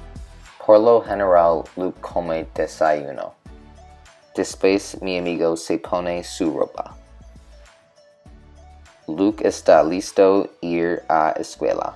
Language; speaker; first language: Spanish; non-native, learner; English